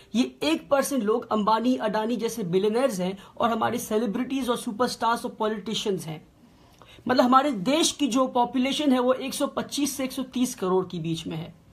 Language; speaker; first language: Hindi; native; Hindi